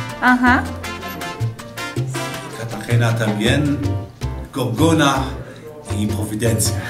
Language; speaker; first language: Spanish; non-native, learner; German